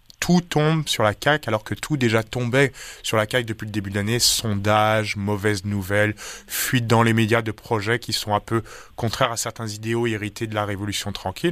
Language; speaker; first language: French; native; French